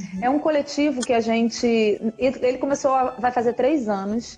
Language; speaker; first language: Portuguese; native; Portuguese